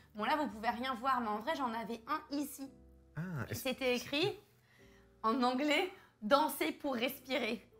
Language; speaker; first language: French; native; French